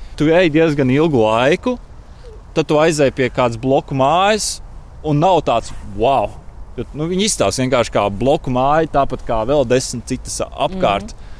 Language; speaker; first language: Latvian; native; Latvian